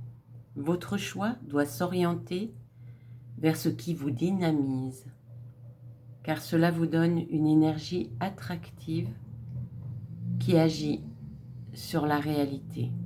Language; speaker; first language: French; native; French